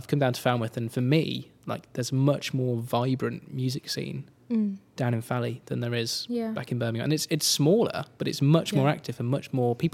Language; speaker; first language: English; native; English